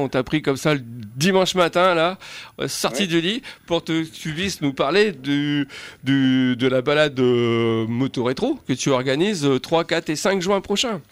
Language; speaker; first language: French; native; French